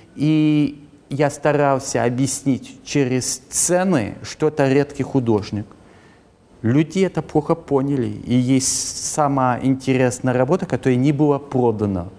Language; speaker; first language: Russian; early bilingual, heritage; Russian